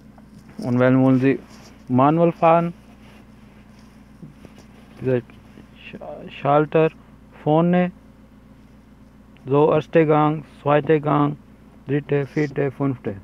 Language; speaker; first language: German; non-native, learner; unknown